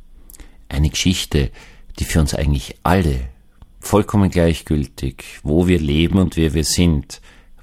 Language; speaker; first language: German; native; German